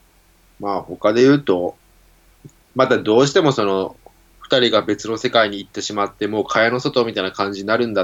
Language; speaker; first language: Japanese; native; Japanese